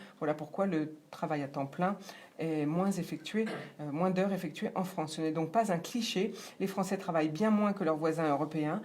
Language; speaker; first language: French; native; French